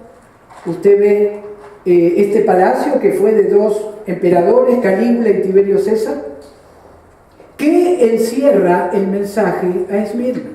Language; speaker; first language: Spanish; native; Spanish